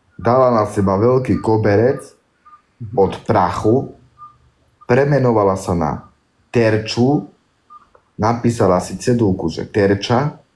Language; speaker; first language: Slovak; non-native, local second language; Romany